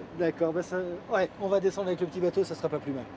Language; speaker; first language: French; native; French